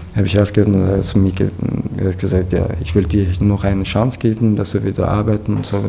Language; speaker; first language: German; non-native, learner; Persian